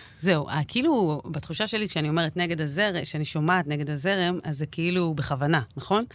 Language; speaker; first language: Hebrew; native; Hebrew